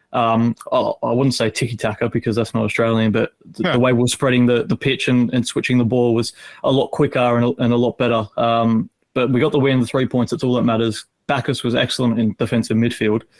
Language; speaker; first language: English; native; English